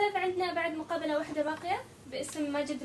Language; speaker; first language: Arabic; native; Arabic